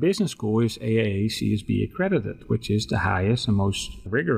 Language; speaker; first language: English; non-native, fluent; Dutch